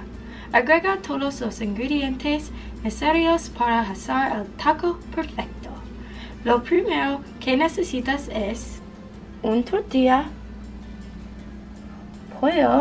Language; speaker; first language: Spanish; non-native, learner; English